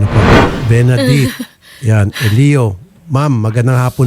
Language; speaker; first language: Filipino; native; Filipino